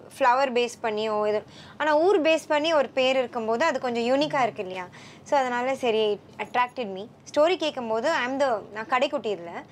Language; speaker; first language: Tamil; non-native, local second language; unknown